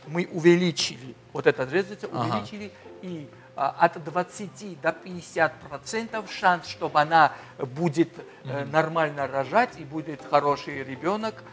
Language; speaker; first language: Russian; non-native, fluent; Georgian